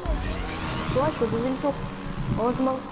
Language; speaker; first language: French; native; French